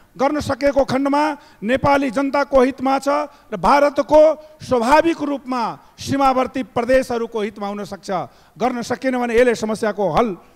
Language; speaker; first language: Nepali; non-native, local second language; Maithili